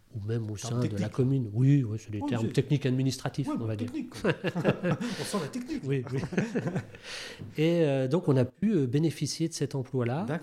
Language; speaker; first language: French; native; French